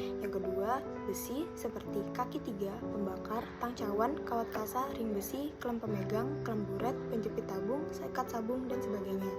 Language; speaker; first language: Malay; native; Malay